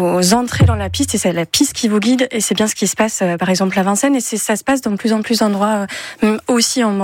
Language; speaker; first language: French; native; French